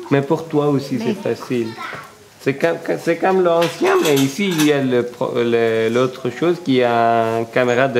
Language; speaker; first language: French; non-native, learner; Persian